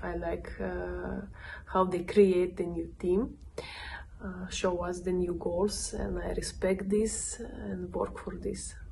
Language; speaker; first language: English; non-native, learner; Russian